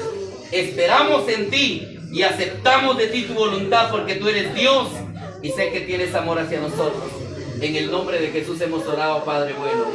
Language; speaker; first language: Spanish; native; Spanish